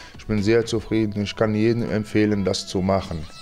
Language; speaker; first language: German; non-native, fluent; Arabic